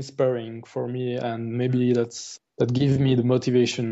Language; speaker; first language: English; non-native, learner; German